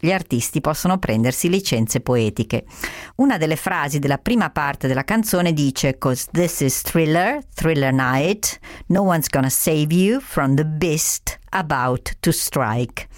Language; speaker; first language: Italian; native; Italian